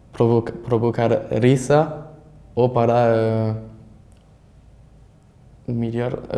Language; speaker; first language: Spanish; non-native, learner; French